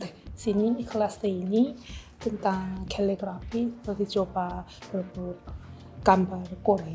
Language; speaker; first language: Indonesian; non-native, learner; Korean